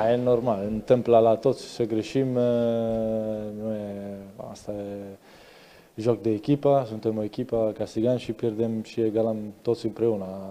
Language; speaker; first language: Romanian; non-native, learner; Italian